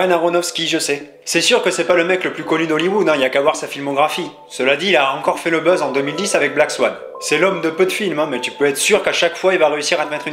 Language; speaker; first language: French; native; French